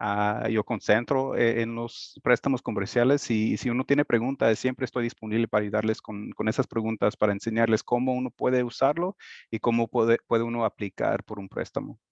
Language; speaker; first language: Spanish; early bilingual, heritage; Spanish